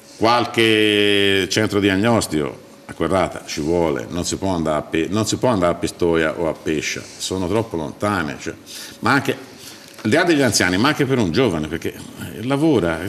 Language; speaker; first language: Italian; native; Italian